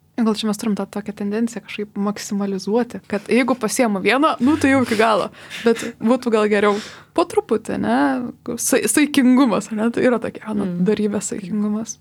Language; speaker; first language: Lithuanian; native; Lithuanian